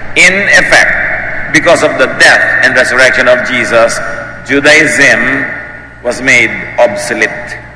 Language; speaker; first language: English; non-native, local second language; Filipino